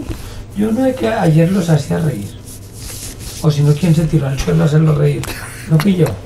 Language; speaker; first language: Spanish; native; Spanish